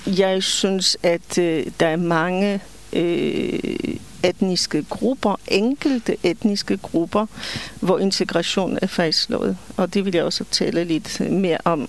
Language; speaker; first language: Danish; non-native, fluent; Polish